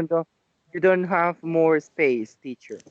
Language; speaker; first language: English; non-native, learner; Spanish